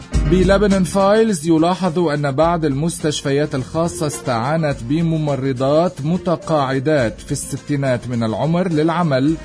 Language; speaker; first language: Arabic; native; Arabic